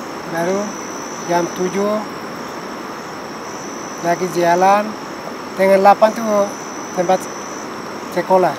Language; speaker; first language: Indonesian; non-native, local second language; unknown